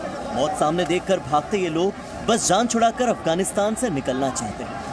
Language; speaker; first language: Hindi; native; Hindi